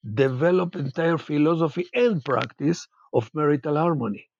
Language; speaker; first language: English; non-native, fluent; Hebrew